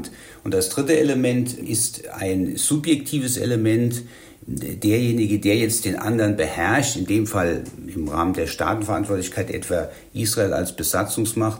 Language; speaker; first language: German; native; German